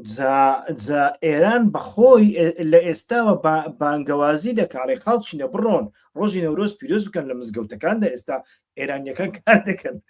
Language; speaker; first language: Central Kurdish; native; Central Kurdish